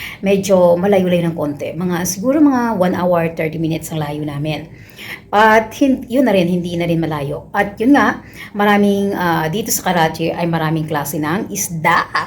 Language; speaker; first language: Filipino; native; Filipino